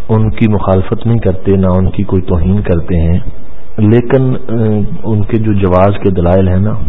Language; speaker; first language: Urdu; non-native, local second language; Punjabi